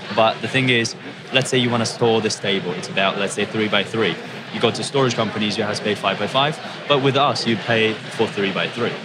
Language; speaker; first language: English; non-native, fluent; Japanese